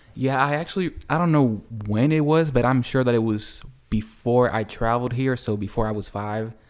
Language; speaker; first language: English; early bilingual, other home language; Spanish